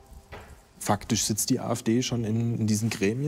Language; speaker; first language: German; native; German